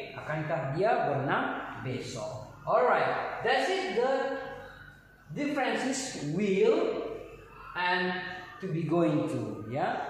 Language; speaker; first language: English; non-native, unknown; Indonesian